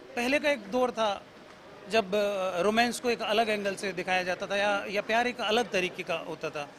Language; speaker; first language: Hindi; native; Hindi